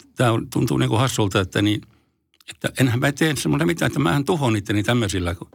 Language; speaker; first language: Finnish; native; Finnish